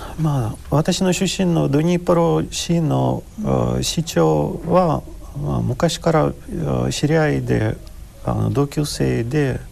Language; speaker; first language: Japanese; non-native, fluent; Ukrainian